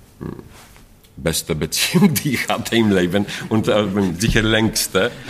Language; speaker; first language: German; non-native, fluent; Polish